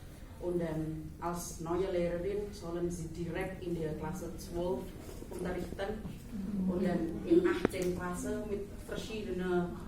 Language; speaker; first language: German; non-native, fluent; Indonesian